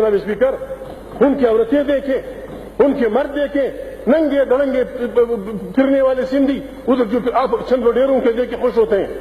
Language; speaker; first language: Urdu; non-native, local second language; Pashto